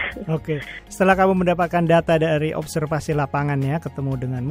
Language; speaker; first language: Indonesian; native; Indonesian